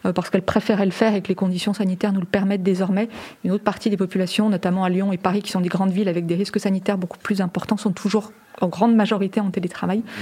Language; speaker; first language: French; native; French